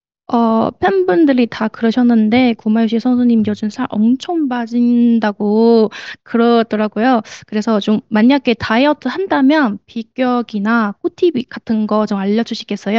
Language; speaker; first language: Korean; non-native, fluent; Chinese